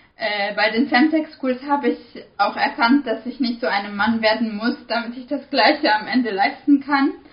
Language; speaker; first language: German; non-native, fluent; Arabic